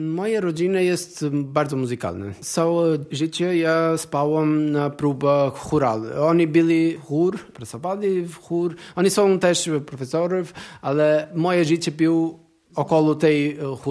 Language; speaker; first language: Polish; non-native, learner; Portuguese